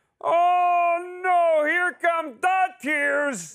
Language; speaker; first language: English; native; English